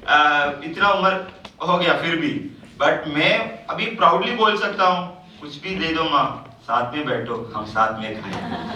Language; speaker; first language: Hindi; non-native, local second language; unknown